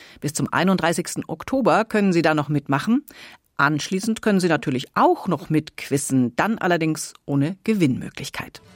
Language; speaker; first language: German; native; German